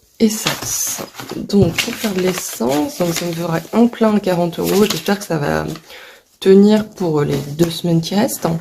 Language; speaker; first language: French; native; French